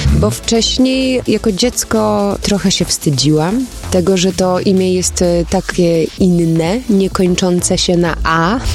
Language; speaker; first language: Polish; early bilingual, heritage; Polish